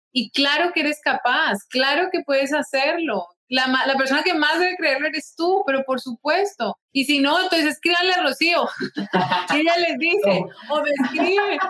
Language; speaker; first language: Spanish; native; Spanish